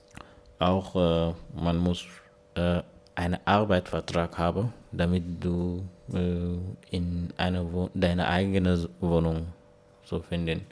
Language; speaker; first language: German; non-native, learner; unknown